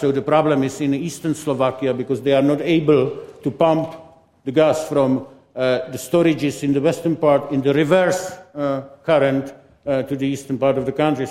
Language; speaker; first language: English; non-native, fluent; Czech